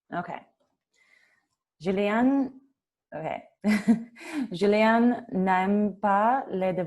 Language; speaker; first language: French; non-native, learner; English